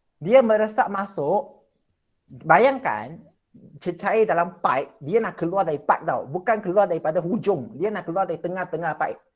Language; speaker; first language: Malay; non-native, local second language; Chinese